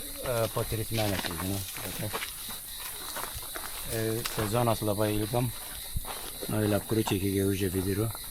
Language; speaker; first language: Lithuanian; non-native, learner; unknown